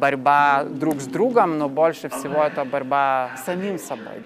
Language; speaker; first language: Russian; non-native, fluent; Lithuanian